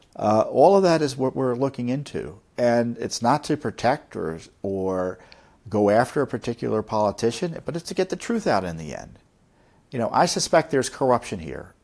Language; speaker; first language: English; native; English